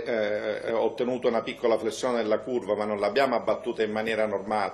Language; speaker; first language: Italian; native; Italian